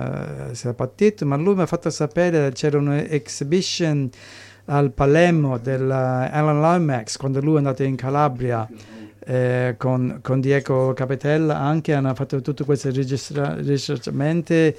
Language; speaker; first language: Italian; early bilingual, heritage; English